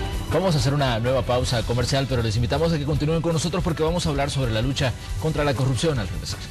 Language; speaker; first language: Spanish; native; Spanish